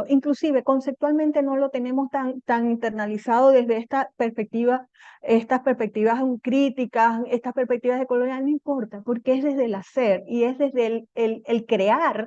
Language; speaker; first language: Spanish; native; Spanish